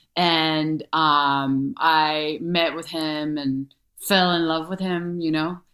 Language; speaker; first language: English; non-native, fluent; Danish